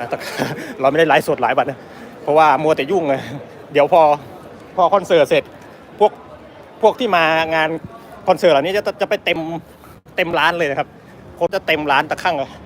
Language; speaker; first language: Thai; native; Thai